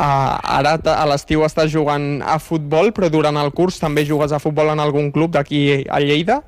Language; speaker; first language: Catalan; native; Catalan